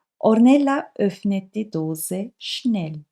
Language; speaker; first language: German; non-native, fluent; Turkish